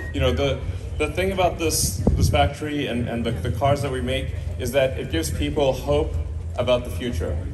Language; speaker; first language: English; native; English